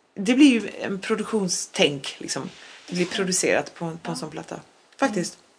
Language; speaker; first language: Swedish; non-native, local second language; Polish